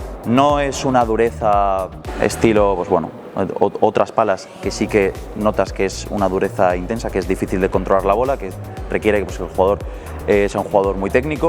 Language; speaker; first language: Spanish; native; Spanish